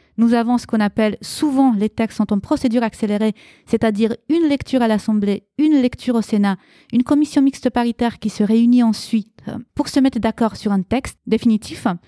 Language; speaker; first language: French; early bilingual, other home language; Romanian